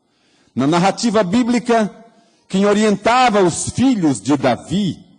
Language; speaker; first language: Portuguese; native; Portuguese